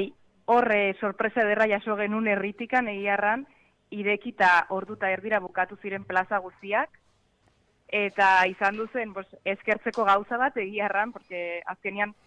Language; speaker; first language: Basque; native; Basque